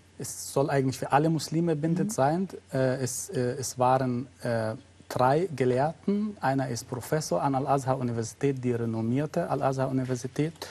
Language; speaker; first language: German; non-native, fluent; Arabic